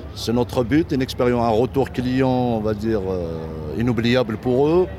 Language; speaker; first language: French; non-native, fluent; German